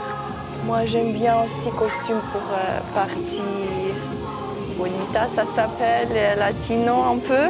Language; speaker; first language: French; non-native, learner; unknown